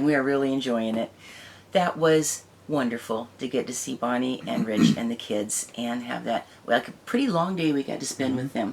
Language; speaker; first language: English; native; English